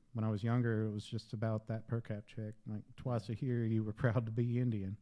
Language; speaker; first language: English; native; English